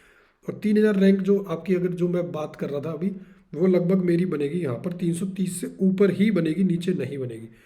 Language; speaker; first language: Hindi; native; Hindi